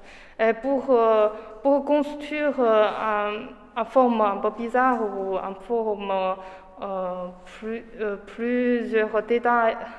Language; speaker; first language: French; non-native, learner; Chinese